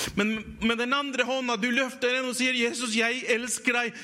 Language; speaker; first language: Norwegian; non-native, fluent; Spanish